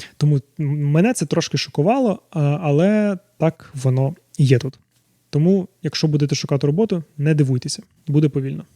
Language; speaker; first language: Ukrainian; non-native, local second language; Russian